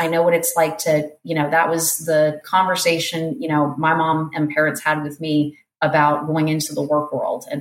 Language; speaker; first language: English; native; English